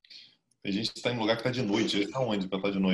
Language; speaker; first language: Portuguese; native; Portuguese